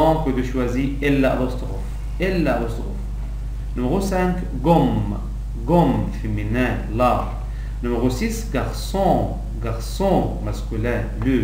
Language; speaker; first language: French; non-native, local second language; Arabic